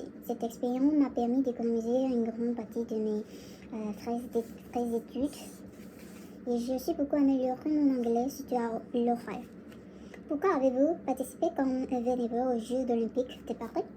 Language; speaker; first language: French; non-native, learner; Korean